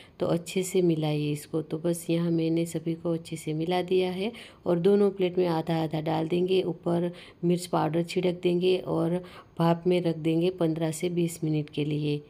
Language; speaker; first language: Hindi; non-native, local second language; Gujarati